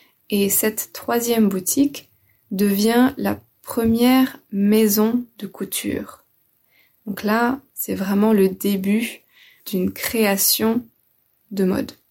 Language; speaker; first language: French; native; French